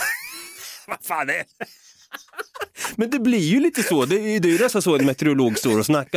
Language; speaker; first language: Swedish; native; Swedish